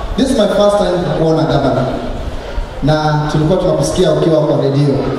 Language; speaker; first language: Swahili; native; Swahili